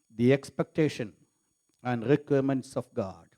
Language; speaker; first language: English; non-native, local second language; Malayalam